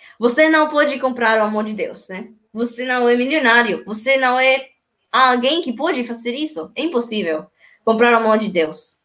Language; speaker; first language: Portuguese; non-native, learner; Spanish